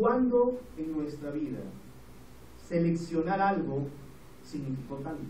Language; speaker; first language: Spanish; native; Spanish